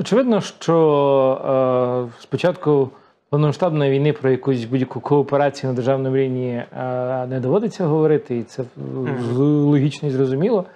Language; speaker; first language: Ukrainian; native; Ukrainian